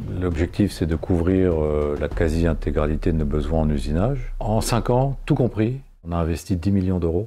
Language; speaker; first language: French; native; French